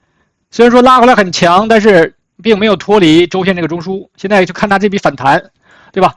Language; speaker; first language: Chinese; native; Chinese